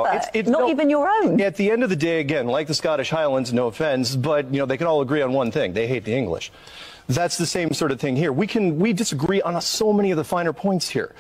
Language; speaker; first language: English; native; English